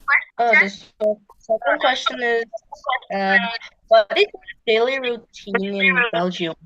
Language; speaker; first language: English; non-native, learner; Indonesian